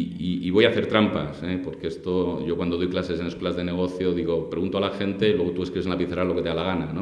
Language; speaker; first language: Spanish; native; Spanish